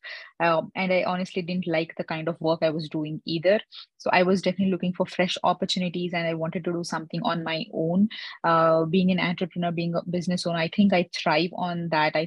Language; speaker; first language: English; non-native, local second language; Hindi